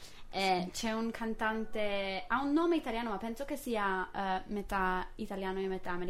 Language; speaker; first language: Italian; non-native, fluent; English